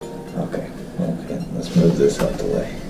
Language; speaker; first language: English; native; English